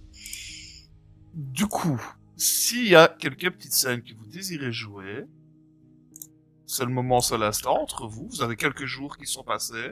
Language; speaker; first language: French; native; French